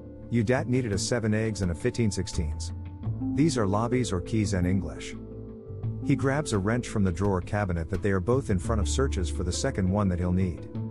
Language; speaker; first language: English; early bilingual, other home language; Spanish